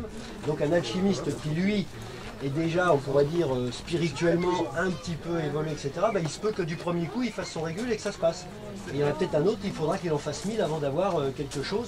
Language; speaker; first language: French; native; French